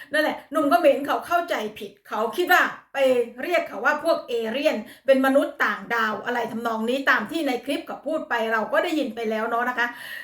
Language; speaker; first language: Thai; native; Thai